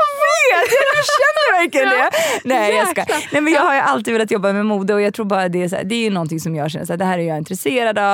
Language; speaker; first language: Swedish; native; Swedish